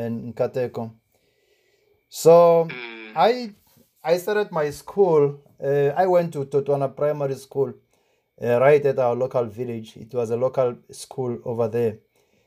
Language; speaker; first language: English; non-native, local second language; Tsonga